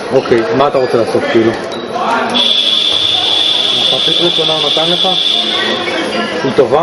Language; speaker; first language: Hebrew; native; Hebrew